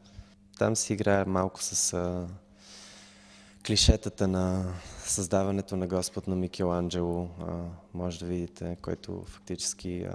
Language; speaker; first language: Bulgarian; native; Bulgarian